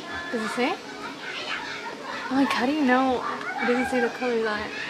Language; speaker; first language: English; early bilingual, other home language; Spanish